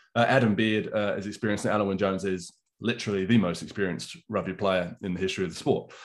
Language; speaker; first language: English; native; English